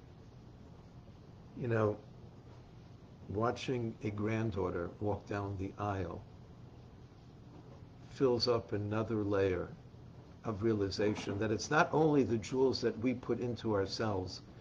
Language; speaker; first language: English; native; English